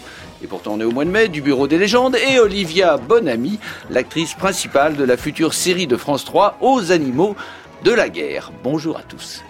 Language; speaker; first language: French; native; French